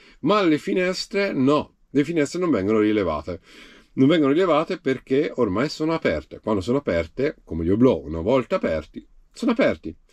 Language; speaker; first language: Italian; native; Italian